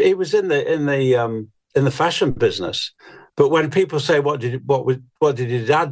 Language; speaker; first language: English; native; English